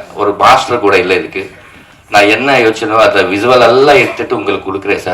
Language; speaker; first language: Tamil; non-native, learner; Telugu